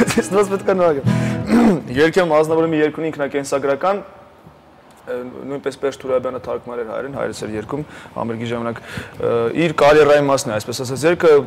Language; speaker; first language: Armenian; native; Armenian